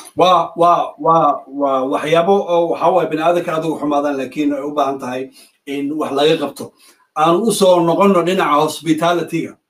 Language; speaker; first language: Somali; native; Somali